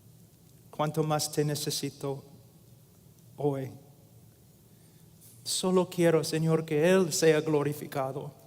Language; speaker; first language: Spanish; non-native, fluent; English